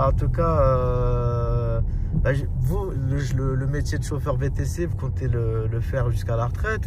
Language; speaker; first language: French; early bilingual, other home language; Arabic